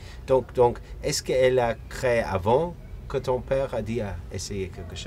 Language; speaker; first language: French; non-native, fluent; English